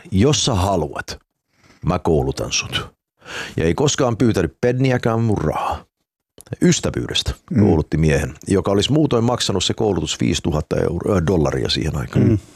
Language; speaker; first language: Finnish; early bilingual, heritage; Finnish